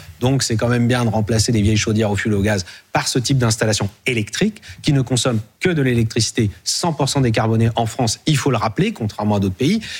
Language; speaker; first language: French; native; French